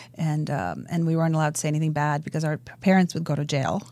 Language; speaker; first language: English; early bilingual, other home language; Romanian